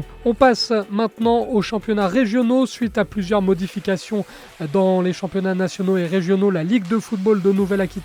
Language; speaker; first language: French; native; French